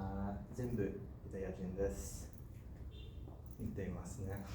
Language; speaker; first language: Japanese; non-native, learner; English